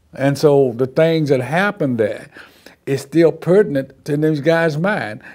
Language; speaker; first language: English; native; English